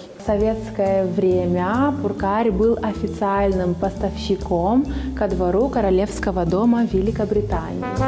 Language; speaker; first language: Russian; non-native, local second language; Romanian